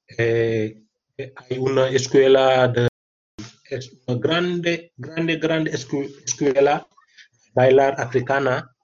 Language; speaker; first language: Spanish; non-native, learner; Wolof